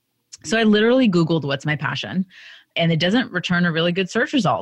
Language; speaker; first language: English; native; English